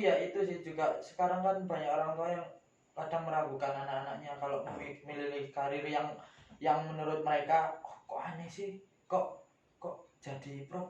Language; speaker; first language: Indonesian; native; Indonesian